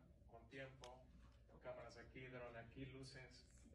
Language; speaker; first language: Spanish; native; Spanish